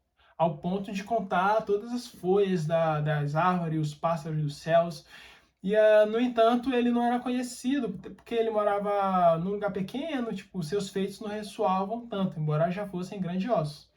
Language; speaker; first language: Portuguese; native; Portuguese